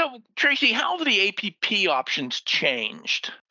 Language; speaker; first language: English; native; English